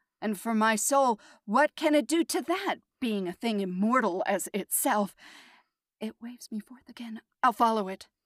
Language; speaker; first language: English; native; English